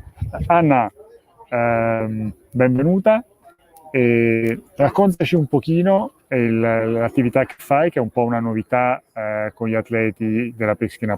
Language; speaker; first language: Italian; native; Italian